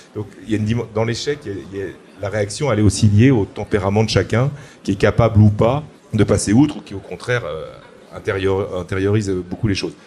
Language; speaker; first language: French; native; French